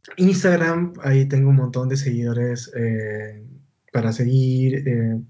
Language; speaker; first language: Spanish; native; Spanish